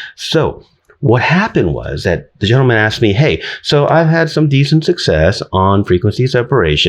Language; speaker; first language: English; native; English